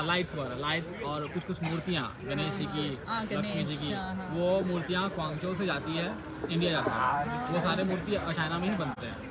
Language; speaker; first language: Hindi; native; Hindi